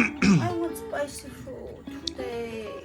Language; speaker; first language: English; non-native, learner; Georgian